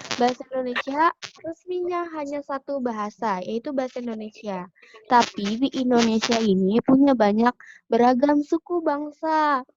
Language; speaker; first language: Indonesian; native; Indonesian